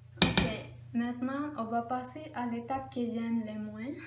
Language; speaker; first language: French; non-native, learner; Spanish